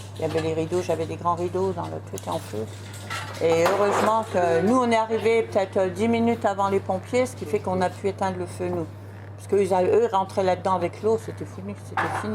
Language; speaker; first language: French; native; French